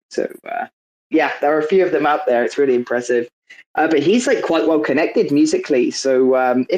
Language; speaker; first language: English; native; English